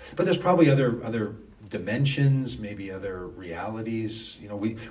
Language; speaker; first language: English; native; English